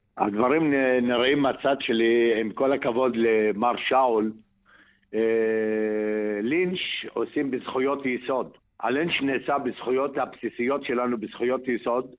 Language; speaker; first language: Hebrew; non-native, local second language; Arabic